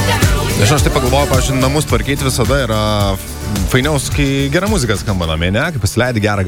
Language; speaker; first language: Lithuanian; native; Lithuanian